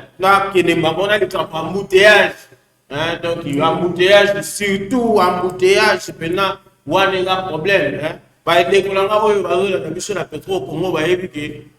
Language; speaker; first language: Lingala; native; Lingala